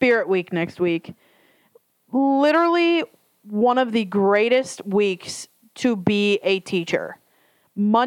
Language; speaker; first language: English; native; English